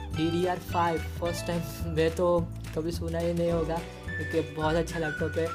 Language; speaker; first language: Hindi; non-native, local second language; Marathi